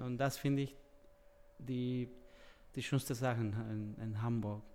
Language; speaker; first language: German; non-native, fluent; Spanish